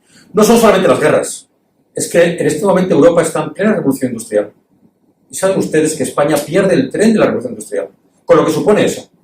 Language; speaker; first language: Spanish; native; Spanish